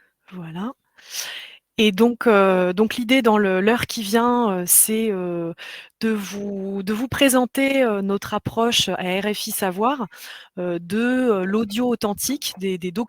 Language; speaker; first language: French; native; French